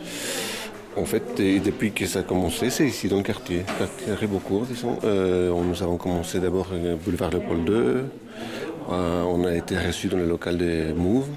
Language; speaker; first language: French; native; French